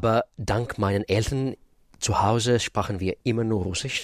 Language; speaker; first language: German; non-native, fluent; Russian